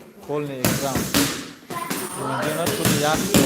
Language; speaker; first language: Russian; non-native, learner; Tajik